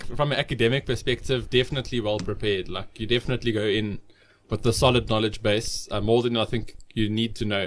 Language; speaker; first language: English; native; English